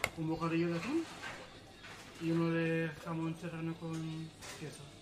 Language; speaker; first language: Spanish; non-native, learner; German